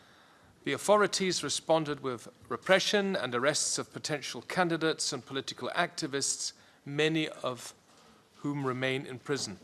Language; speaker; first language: English; non-native, fluent; German